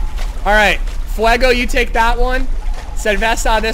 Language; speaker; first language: English; native; English